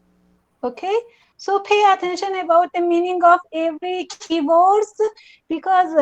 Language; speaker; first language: English; non-native, learner; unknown